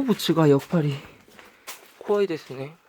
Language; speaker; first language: Japanese; non-native, learner; Korean